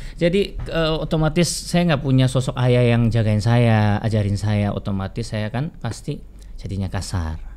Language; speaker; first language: Indonesian; non-native, fluent; Korean